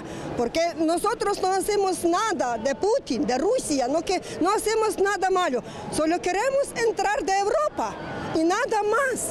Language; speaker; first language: Spanish; non-native, learner; Ukrainian